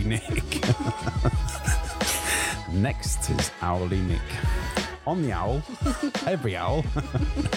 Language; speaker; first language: English; native; English